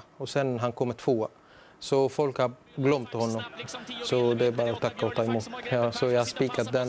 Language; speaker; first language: Swedish; non-native, learner; Arabic